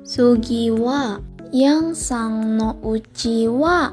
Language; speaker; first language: Japanese; non-native, learner; Indonesian